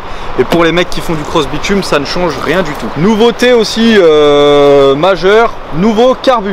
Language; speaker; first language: French; native; French